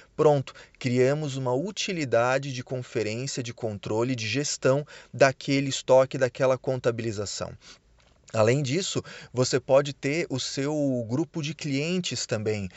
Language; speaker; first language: Portuguese; native; Portuguese